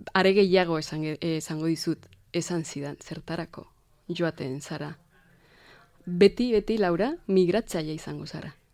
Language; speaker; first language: Basque; non-native, fluent; Spanish